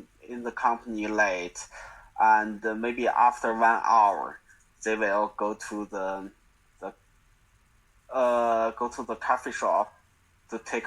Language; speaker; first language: English; non-native, learner; Chinese